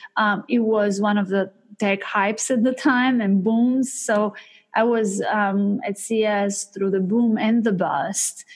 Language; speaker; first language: English; early bilingual, other home language; Albanian